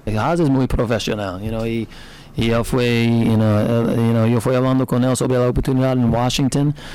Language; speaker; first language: Spanish; non-native, learner; English